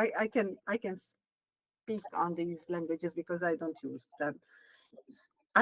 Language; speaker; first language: English; non-native, learner; Hungarian